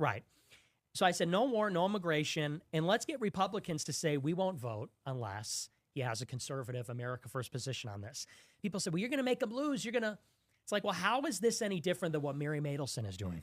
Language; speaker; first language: English; native; English